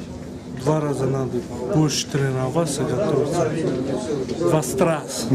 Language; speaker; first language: Russian; non-native, learner; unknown